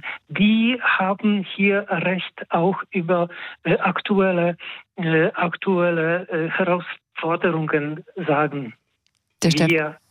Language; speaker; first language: German; non-native, fluent; Polish